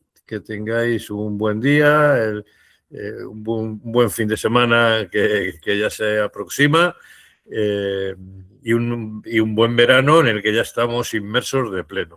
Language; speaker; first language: Spanish; native; Spanish